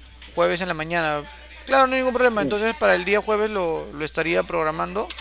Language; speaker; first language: Spanish; native; Spanish